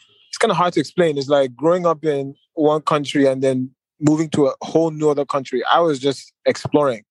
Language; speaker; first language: English; non-native, local second language; Yoruba